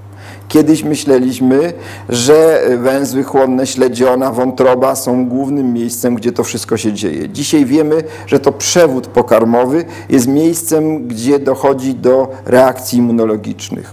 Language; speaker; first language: Polish; native; Polish